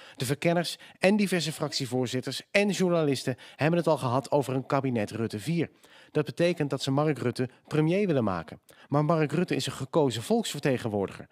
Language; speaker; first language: Dutch; native; Dutch